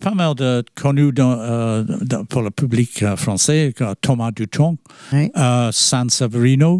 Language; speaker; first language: French; non-native, fluent; English